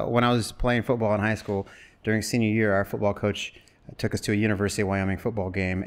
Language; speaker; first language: English; native; English